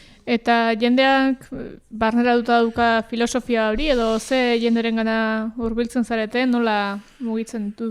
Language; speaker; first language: Basque; native; Basque